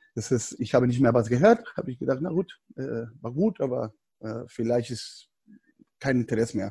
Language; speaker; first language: German; non-native, fluent; Spanish